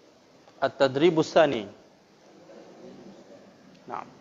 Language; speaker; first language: Arabic; non-native, fluent; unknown